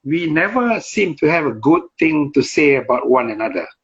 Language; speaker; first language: English; non-native, local second language; Malay